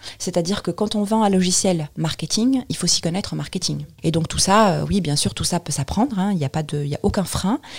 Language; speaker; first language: French; non-native, local second language; Arabic